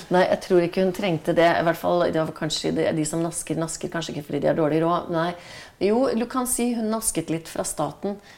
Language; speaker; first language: Norwegian; native; Norwegian